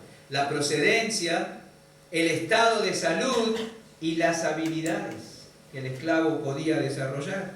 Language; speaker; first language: Spanish; native; Spanish